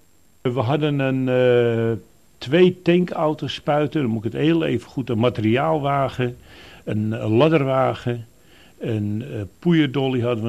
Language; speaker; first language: Dutch; native; Dutch